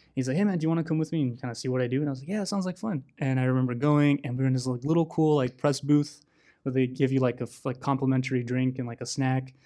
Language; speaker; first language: English; native; English